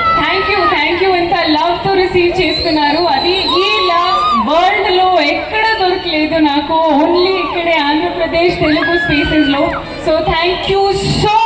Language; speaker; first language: Telugu; non-native, fluent; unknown